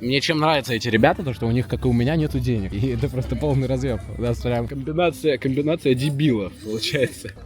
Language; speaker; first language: Russian; native; Russian